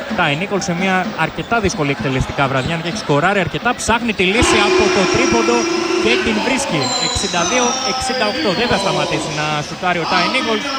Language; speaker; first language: Greek; native; Greek